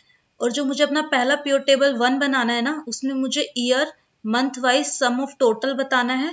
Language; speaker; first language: Hindi; native; Hindi